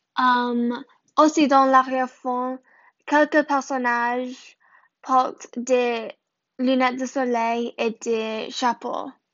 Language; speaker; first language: French; non-native, learner; English